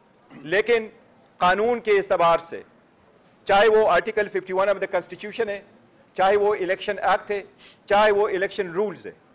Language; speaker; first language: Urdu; non-native, local second language; Pashto